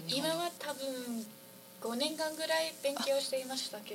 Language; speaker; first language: Japanese; non-native, fluent; English